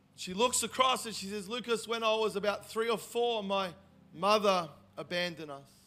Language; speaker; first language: English; native; English